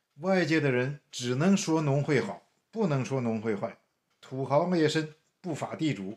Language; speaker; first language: Chinese; native; Chinese